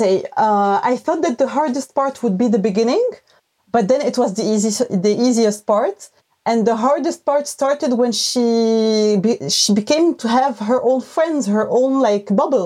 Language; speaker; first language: English; non-native, fluent; Arabic